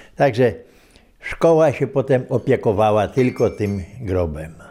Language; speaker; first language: Polish; native; Polish